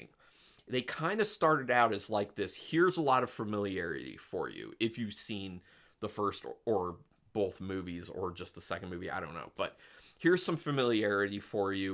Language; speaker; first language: English; native; English